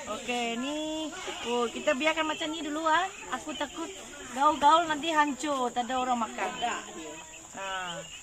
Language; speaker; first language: Malay; non-native, local second language; Iban